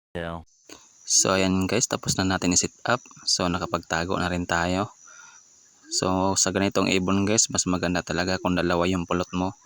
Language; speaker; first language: Filipino; non-native, local second language; Cebuano